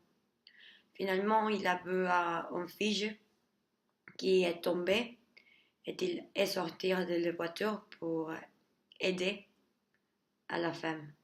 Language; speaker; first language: French; non-native, learner; Spanish